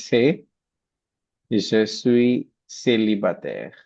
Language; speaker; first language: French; non-native, fluent; Hindi